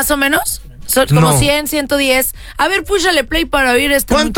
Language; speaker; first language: Spanish; native; Spanish